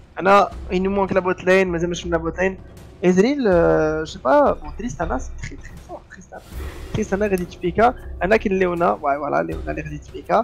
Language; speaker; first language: French; non-native, local second language; Arabic